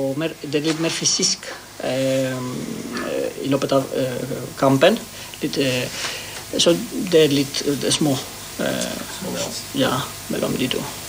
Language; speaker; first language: Swedish; non-native, learner; Greek